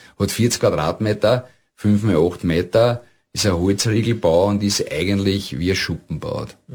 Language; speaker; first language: German; native; German